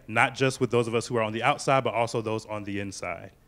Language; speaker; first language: English; native; English